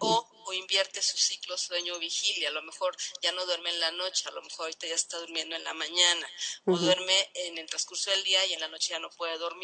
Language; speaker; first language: Spanish; native; Spanish